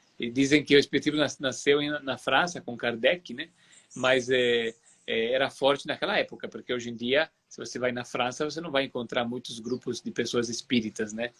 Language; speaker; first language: Portuguese; non-native, fluent; Italian